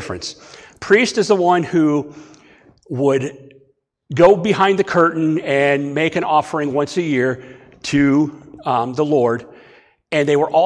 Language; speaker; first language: English; native; English